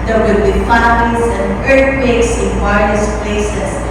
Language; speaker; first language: English; non-native, local second language; Filipino